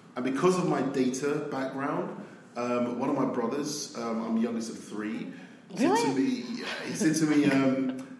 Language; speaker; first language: English; native; English